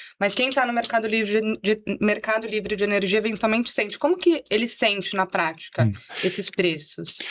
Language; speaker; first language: Portuguese; native; Portuguese